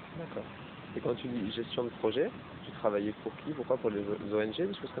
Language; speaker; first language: French; native; French